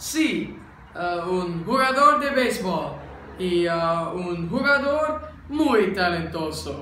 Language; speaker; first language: Spanish; non-native, learner; English